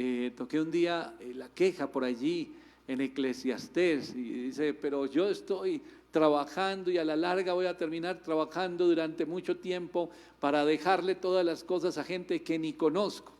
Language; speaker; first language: Spanish; native; Spanish